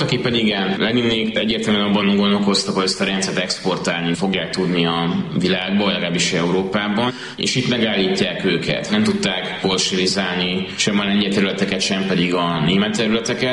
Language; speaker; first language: Hungarian; native; Hungarian